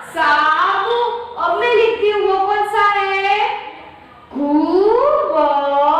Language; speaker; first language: Hindi; non-native, local second language; Gujarati